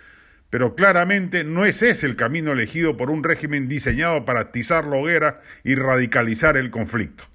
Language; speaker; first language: Spanish; native; Spanish